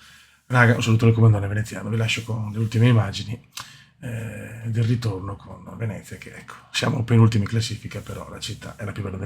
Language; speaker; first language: Italian; native; Italian